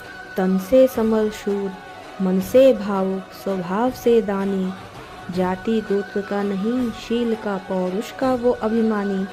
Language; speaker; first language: Hindi; native; Hindi